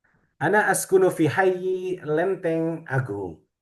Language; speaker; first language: Arabic; non-native, fluent; Indonesian